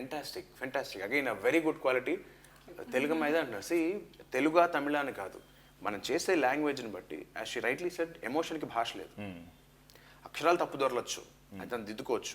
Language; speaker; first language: Telugu; native; Telugu